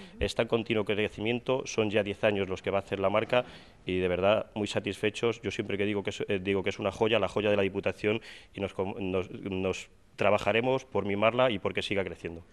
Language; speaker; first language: Spanish; native; Spanish